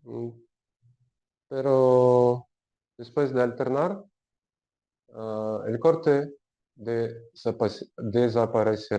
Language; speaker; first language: Spanish; non-native, learner; Russian